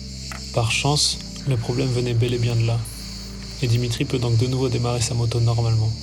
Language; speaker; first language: French; native; French